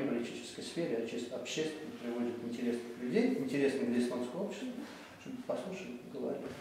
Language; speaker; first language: Russian; native; Russian